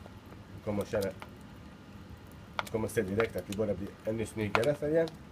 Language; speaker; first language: Swedish; non-native, learner; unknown